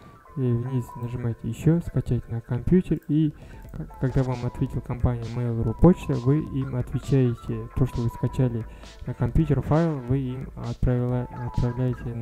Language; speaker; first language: Russian; non-native, fluent; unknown